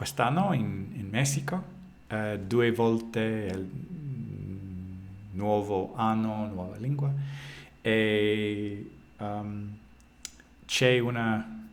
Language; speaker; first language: Italian; non-native, learner; English